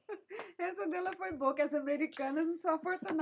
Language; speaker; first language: Portuguese; native; Portuguese